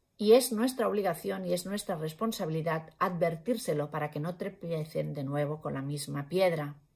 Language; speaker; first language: Spanish; non-native, local second language; Catalan